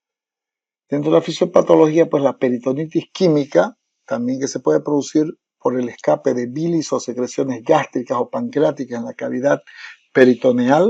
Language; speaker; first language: Spanish; native; Spanish